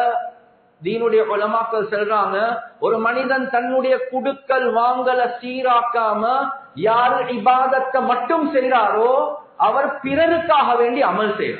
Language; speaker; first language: Tamil; native; Tamil